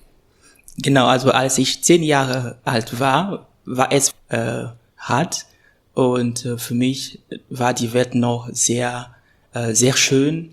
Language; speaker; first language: German; non-native, fluent; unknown